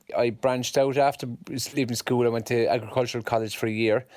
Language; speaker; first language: English; native; English